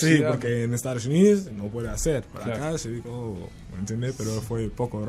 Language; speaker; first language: Spanish; non-native, learner; English